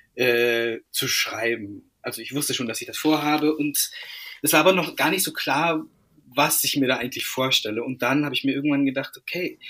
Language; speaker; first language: German; native; German